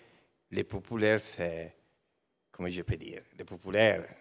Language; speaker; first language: French; non-native, learner; Italian